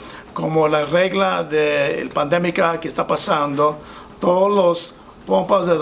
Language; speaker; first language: Spanish; non-native, fluent; English